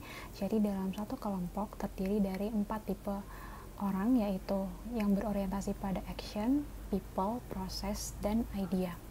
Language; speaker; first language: Indonesian; native; Indonesian